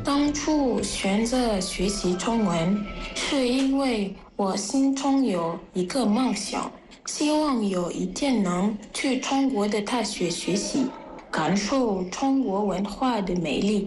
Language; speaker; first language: Chinese; non-native, learner; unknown